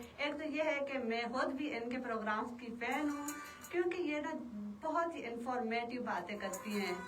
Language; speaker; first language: Urdu; non-native, local second language; Kashmiri